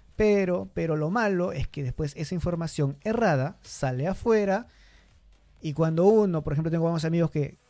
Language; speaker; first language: Spanish; native; Spanish